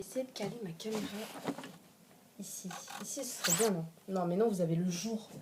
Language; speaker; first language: French; native; French